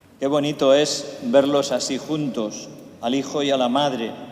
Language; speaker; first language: Spanish; native; Spanish